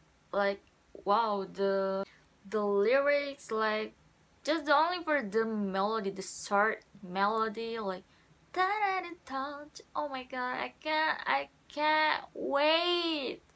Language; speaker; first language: English; non-native, learner; Indonesian